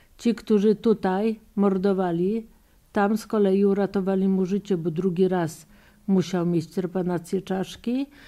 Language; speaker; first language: Polish; native; Polish